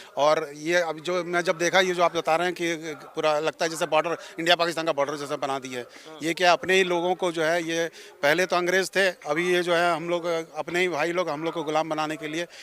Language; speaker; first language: Hindi; non-native, local second language; Malayalam